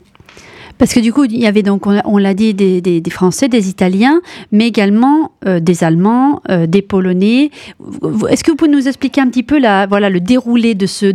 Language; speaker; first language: French; native; French